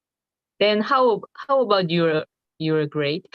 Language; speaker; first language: English; non-native, learner; Korean